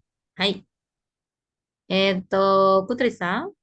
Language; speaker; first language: Japanese; non-native, fluent; Indonesian